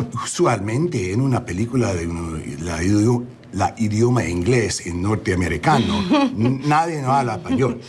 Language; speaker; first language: Spanish; non-native, fluent; English